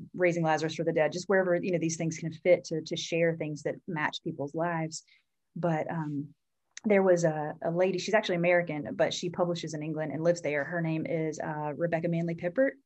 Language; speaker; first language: English; native; English